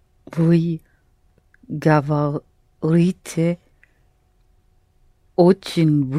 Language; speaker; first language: Russian; non-native, learner; English